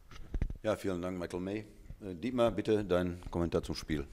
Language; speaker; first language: German; native; German